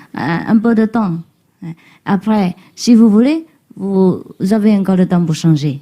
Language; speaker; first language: French; non-native, fluent; Vietnamese